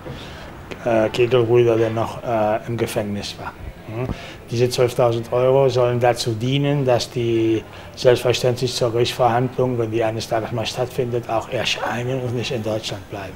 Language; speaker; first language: German; non-native, fluent; Spanish